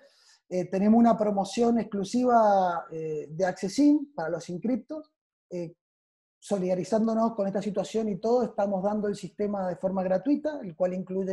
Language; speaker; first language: Spanish; native; Spanish